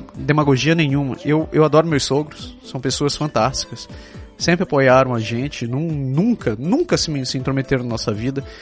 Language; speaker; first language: Portuguese; non-native, local second language; Japanese